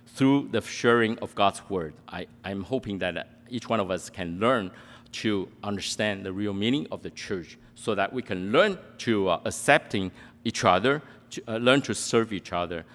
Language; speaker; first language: English; non-native, fluent; Min Nan Chinese